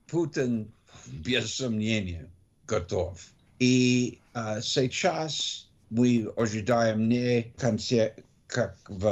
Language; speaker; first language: Russian; non-native, learner; English